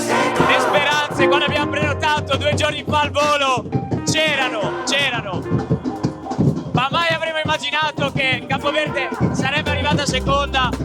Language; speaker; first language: Italian; native; Italian